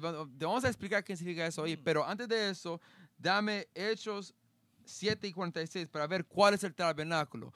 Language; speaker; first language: Spanish; early bilingual, heritage; Spanish